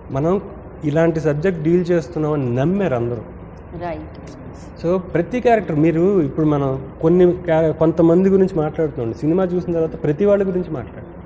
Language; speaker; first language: Telugu; native; Telugu